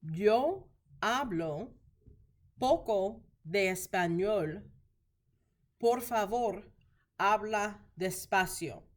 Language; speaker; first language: Spanish; non-native, learner; English